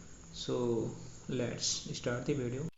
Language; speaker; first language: Hindi; native; Hindi